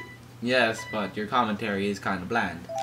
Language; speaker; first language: English; native; English